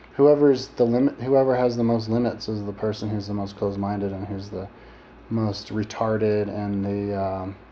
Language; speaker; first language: English; native; English